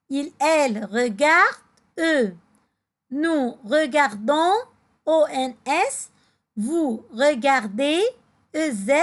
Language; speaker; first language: French; non-native, fluent; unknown